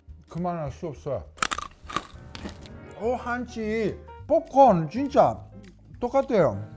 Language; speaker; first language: Korean; non-native, fluent; Italian